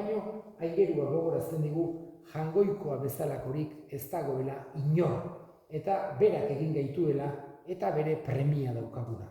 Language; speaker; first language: Basque; native; Basque